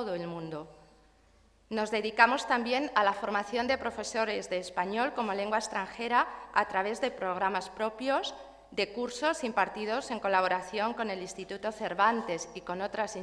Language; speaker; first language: Spanish; native; Spanish